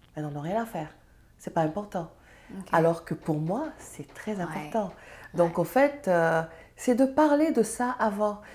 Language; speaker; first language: French; non-native, local second language; Serer